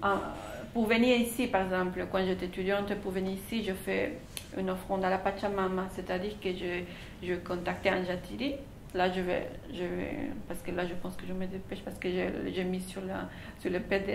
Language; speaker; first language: French; non-native, fluent; Spanish